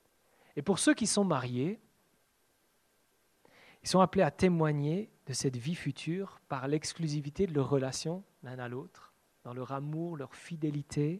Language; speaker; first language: French; native; French